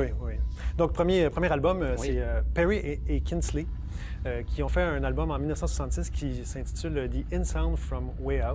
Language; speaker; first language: French; native; French